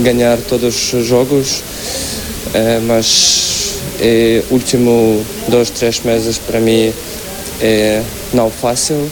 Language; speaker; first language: Portuguese; non-native, learner; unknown